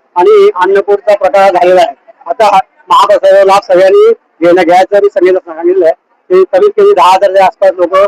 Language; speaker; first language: Marathi; native; Marathi